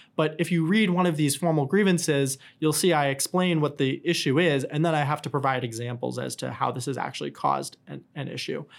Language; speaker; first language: English; native; English